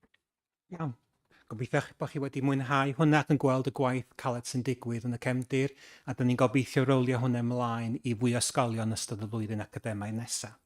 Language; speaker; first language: Welsh; native; Welsh